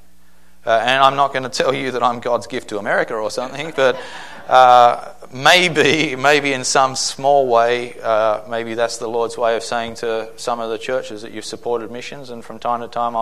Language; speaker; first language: English; native; English